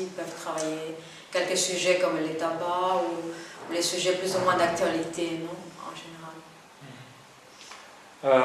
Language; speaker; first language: French; non-native, fluent; Spanish